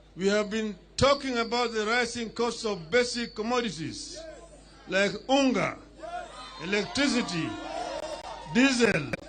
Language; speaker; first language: English; non-native, local second language; Swahili